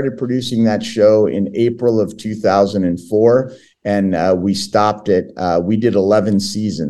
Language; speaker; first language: English; early bilingual, other home language; Portuguese